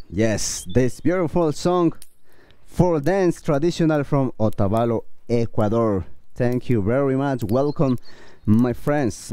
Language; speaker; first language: English; non-native, learner; Spanish